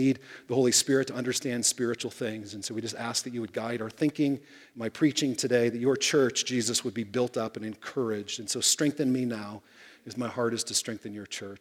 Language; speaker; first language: English; native; English